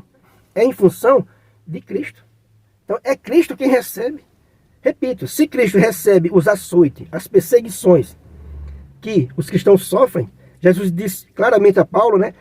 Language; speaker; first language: Portuguese; native; Portuguese